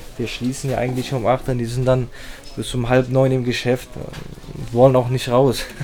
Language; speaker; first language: German; early bilingual, other home language; Persian